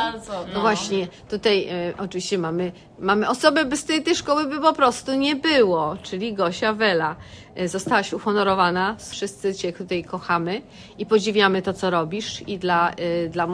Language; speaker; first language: Polish; native; Polish